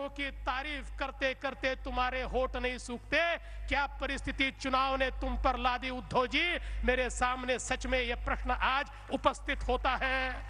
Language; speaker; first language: Hindi; non-native, local second language; Marathi